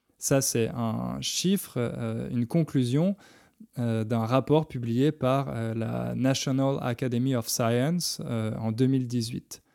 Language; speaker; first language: French; native; French